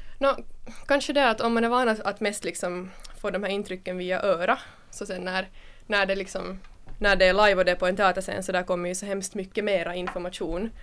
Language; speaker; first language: Swedish; native; Swedish